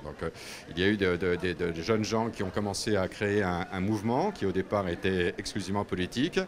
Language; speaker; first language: French; native; French